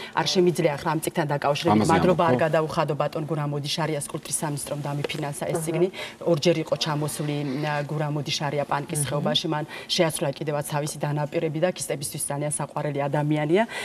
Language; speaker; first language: Georgian; non-native, local second language; Chechen